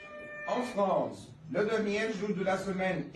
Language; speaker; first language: French; non-native, fluent; Arabic